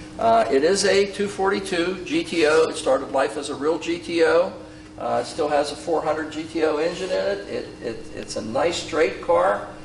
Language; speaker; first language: English; native; English